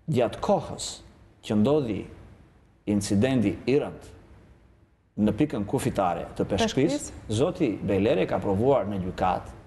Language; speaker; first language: Albanian; non-native, local second language; Greek